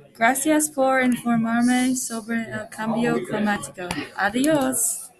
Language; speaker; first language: Spanish; non-native, learner; English